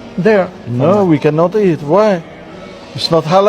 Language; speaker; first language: English; non-native, learner; Dutch